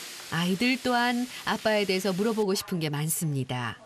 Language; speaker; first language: Korean; native; Korean